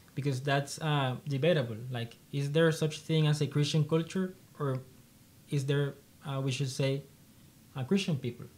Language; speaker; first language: English; non-native, fluent; Spanish